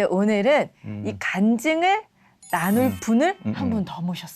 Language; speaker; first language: Korean; native; Korean